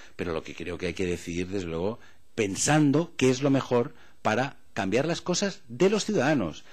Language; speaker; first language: Spanish; non-native, local second language; Catalan